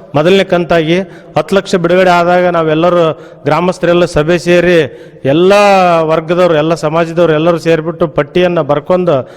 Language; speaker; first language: Kannada; native; Kannada